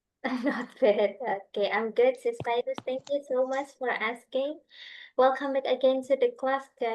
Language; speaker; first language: English; non-native, fluent; Indonesian